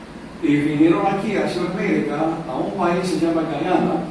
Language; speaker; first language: Spanish; non-native, fluent; English